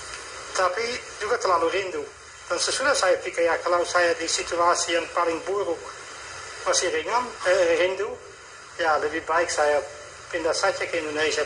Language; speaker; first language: Indonesian; non-native, fluent; Dutch